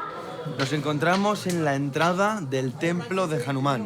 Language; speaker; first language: Spanish; native; Spanish